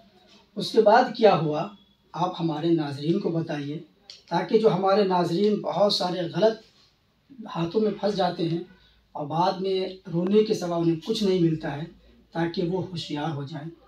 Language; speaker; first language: Hindi; native; Hindi